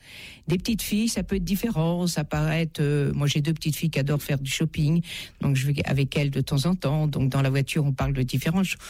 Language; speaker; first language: French; native; French